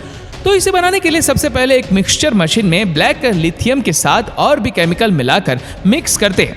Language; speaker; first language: Hindi; native; Hindi